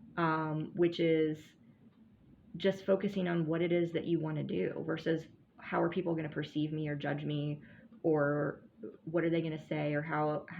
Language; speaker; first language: English; native; English